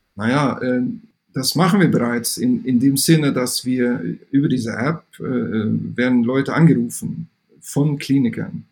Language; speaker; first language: German; non-native, fluent; Swedish